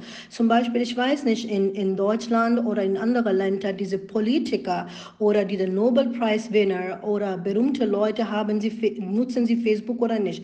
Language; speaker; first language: German; non-native, learner; Rohingya